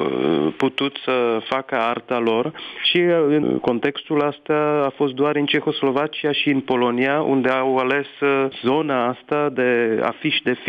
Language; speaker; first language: Romanian; non-native, fluent; Czech